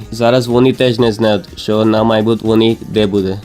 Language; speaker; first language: Ukrainian; non-native, learner; Gujarati